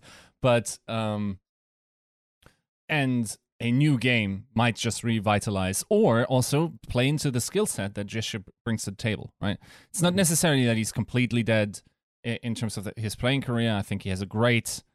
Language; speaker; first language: English; non-native, fluent; German